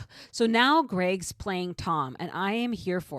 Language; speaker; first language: English; native; English